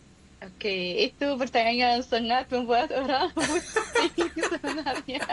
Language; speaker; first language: Indonesian; non-native, fluent; Arabic